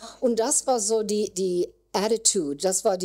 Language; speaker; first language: German; non-native, learner; English